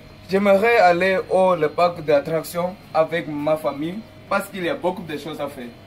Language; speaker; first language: French; non-native, learner; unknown